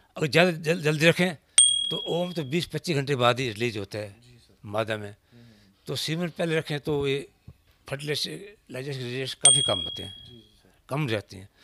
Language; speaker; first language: Hindi; native; Hindi